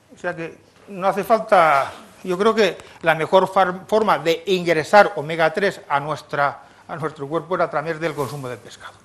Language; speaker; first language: Spanish; native; Spanish